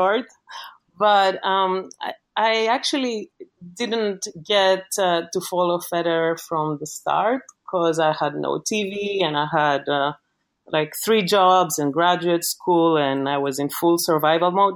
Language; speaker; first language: English; non-native, fluent; Greek